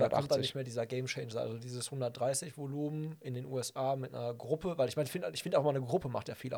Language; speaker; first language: German; native; German